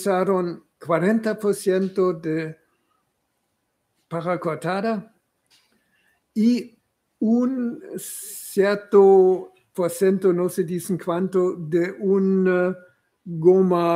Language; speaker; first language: Spanish; non-native, fluent; German